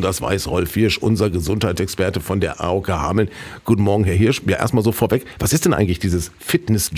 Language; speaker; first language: German; native; German